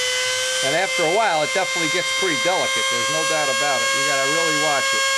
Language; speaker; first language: English; native; English